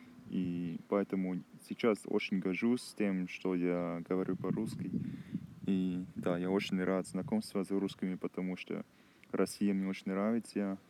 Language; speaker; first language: Russian; non-native, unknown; German